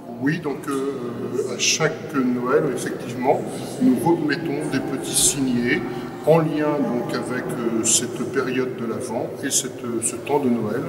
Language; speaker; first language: French; native; French